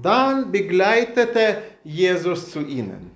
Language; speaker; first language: German; non-native, learner; Russian